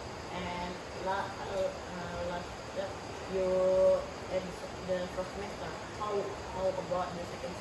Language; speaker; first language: English; non-native, learner; Indonesian